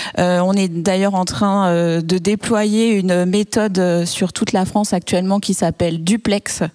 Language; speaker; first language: French; native; French